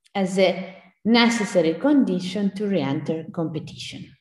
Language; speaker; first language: English; non-native, fluent; Italian